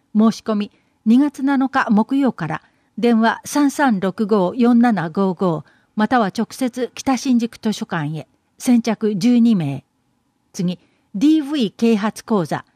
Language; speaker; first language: Japanese; native; Japanese